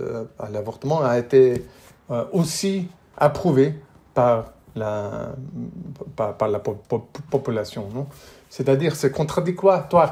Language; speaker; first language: French; non-native, fluent; English